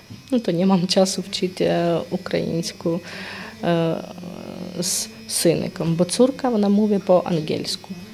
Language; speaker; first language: Polish; non-native, learner; Ukrainian